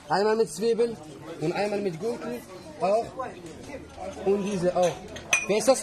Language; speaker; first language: German; non-native, learner; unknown